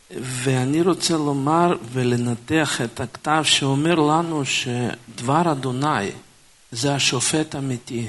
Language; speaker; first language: Hebrew; non-native, fluent; Russian